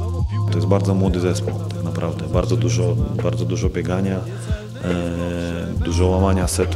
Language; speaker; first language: Polish; native; Polish